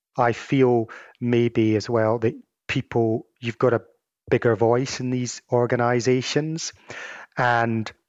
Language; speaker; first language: English; native; English